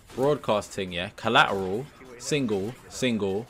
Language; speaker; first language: English; native; English